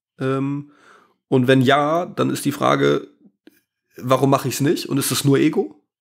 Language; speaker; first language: German; native; German